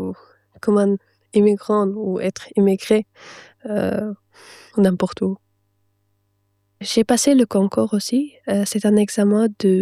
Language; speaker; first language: French; non-native, fluent; Persian